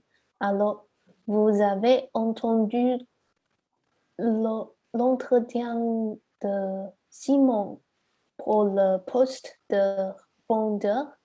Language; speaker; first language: French; non-native, learner; Chinese